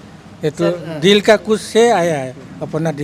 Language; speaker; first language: Hindi; non-native, local second language; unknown